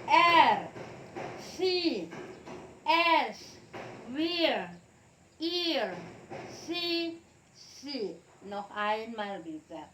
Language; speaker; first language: German; non-native, learner; Indonesian